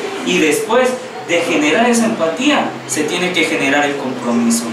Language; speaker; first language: Spanish; native; Spanish